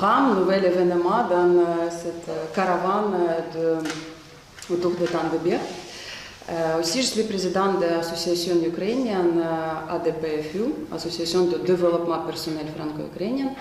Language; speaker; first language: French; non-native, fluent; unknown